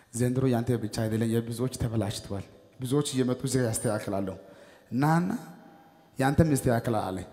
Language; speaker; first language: Amharic; non-native, local second language; Wolaytta